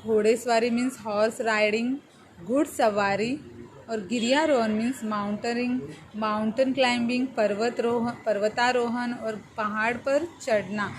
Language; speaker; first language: Hindi; non-native, local second language; Marathi